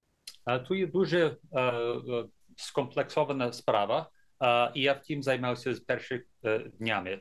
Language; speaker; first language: Ukrainian; early bilingual, heritage; English